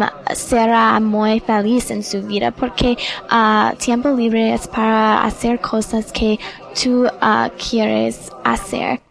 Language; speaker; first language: Spanish; non-native, learner; English